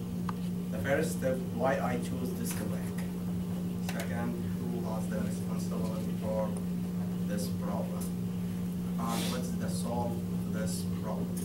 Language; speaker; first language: English; non-native, learner; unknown